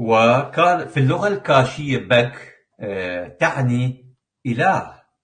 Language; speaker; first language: Arabic; non-native, local second language; Kurdish